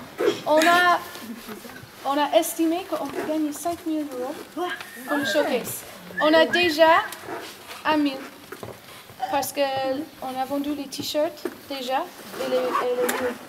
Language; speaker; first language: French; non-native, fluent; English